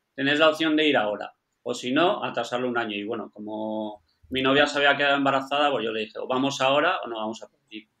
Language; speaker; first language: Spanish; native; Spanish